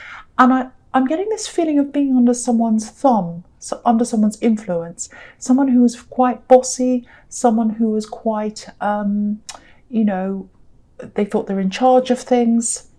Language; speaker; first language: English; native; English